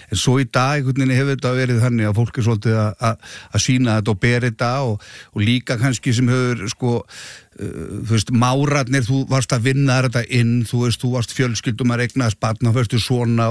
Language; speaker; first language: Icelandic; native; Icelandic